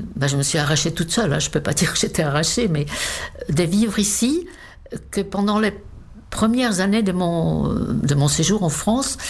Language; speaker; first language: French; non-native, fluent; Czech